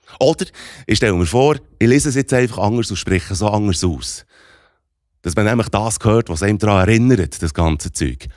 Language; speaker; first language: German; native; German